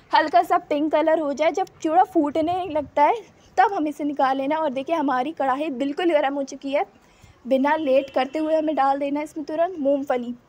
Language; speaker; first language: Hindi; native; Hindi